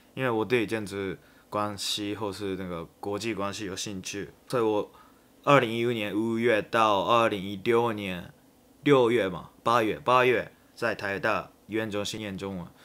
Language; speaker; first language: Chinese; non-native, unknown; Japanese